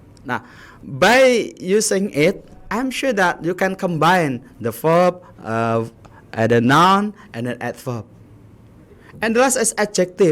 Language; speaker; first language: English; non-native, learner; Indonesian